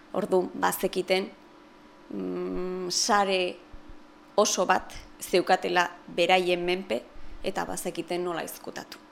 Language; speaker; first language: Basque; native; Basque